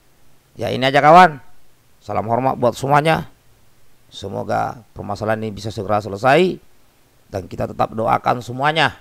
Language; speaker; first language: Indonesian; native; Indonesian